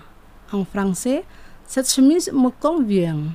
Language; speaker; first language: French; non-native, fluent; Indonesian